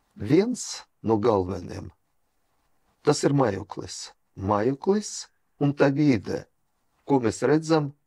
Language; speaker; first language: Latvian; non-native, local second language; Russian